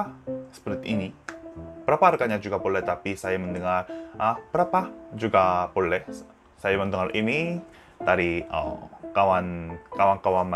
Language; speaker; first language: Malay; non-native, learner; Korean